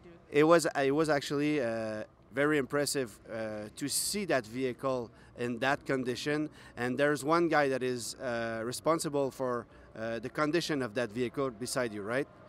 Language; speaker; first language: English; non-native, fluent; French